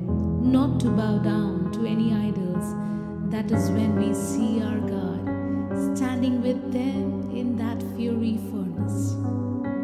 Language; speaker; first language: English; non-native, local second language; Hindi